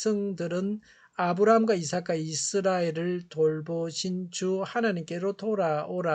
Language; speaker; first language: Korean; native; Korean